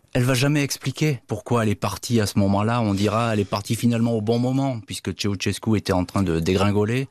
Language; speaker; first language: French; native; French